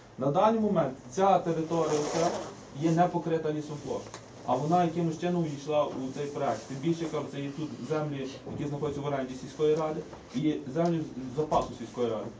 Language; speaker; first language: Ukrainian; native; Ukrainian